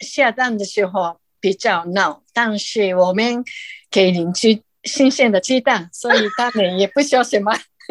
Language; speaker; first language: Chinese; non-native, fluent; Japanese